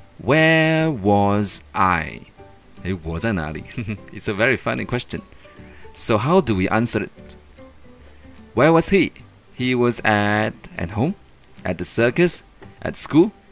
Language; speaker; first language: English; non-native, local second language; Chinese